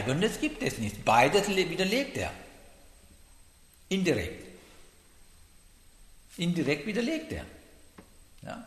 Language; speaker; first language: German; non-native, learner; Sinhala